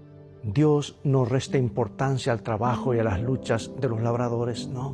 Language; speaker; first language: Spanish; native; Spanish